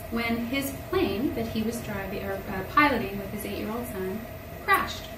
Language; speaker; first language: English; native; English